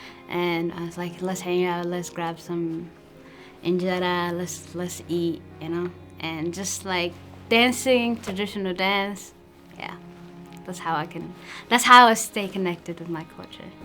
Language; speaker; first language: English; non-native, fluent; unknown